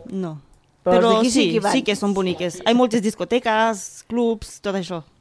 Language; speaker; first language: Catalan; non-native, fluent; Romanian